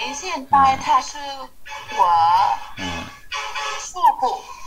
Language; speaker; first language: Chinese; non-native, learner; Vietnamese